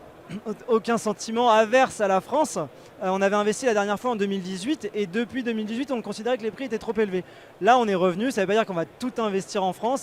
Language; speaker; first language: French; native; French